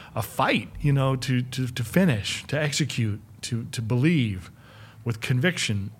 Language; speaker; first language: English; native; English